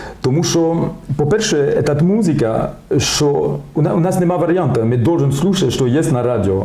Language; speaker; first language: Ukrainian; non-native, learner; French